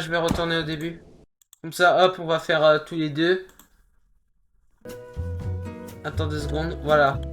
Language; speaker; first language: French; native; French